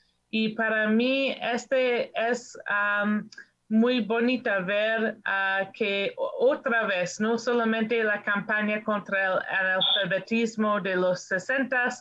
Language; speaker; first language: Spanish; non-native, learner; English